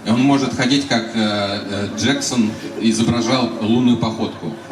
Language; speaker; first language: Russian; native; Russian